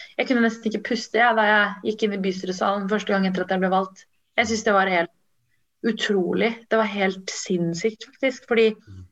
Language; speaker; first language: Norwegian; early bilingual, other home language; Tamil